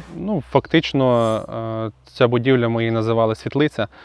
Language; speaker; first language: Ukrainian; native; Ukrainian